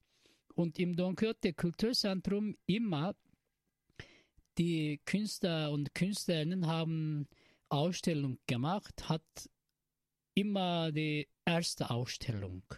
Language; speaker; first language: German; non-native, learner; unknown